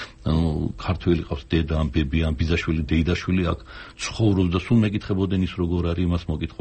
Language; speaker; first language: Georgian; native; Georgian